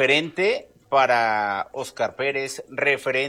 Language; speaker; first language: Spanish; native; Spanish